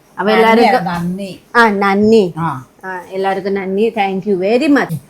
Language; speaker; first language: Malayalam; non-native, learner; Nepali